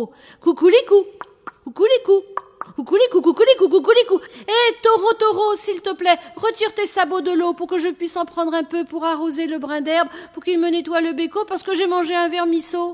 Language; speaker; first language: French; native; French